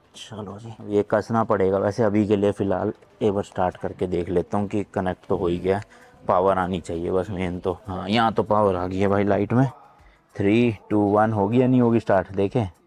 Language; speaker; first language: Hindi; native; Hindi